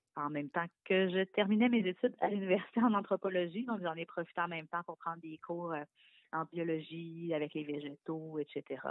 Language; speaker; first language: French; native; French